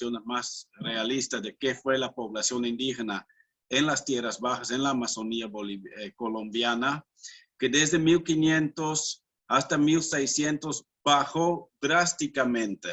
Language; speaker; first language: Spanish; non-native, fluent; Dutch